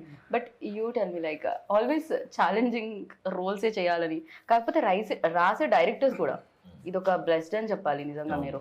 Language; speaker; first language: Telugu; native; Telugu